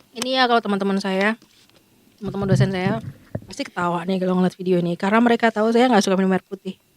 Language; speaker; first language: Indonesian; native; Indonesian